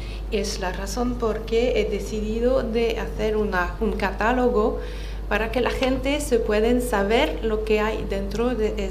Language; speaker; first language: Spanish; non-native, fluent; French